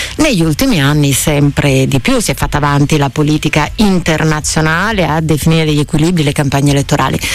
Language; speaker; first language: Italian; native; Italian